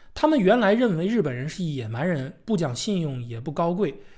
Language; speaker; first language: Chinese; native; Chinese